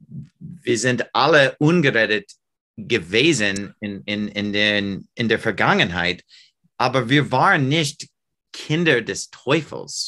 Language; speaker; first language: German; non-native, fluent; English